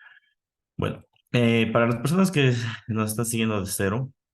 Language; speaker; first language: Spanish; native; Spanish